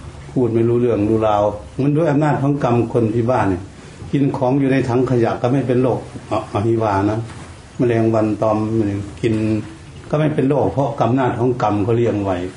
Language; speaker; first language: Thai; native; Thai